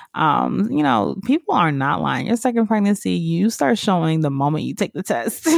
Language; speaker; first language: English; native; English